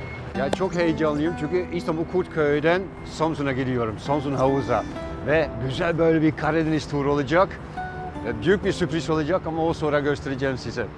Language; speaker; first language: Turkish; non-native, fluent; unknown